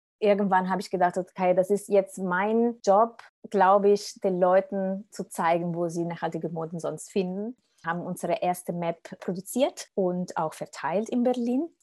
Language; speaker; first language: German; non-native, fluent; Italian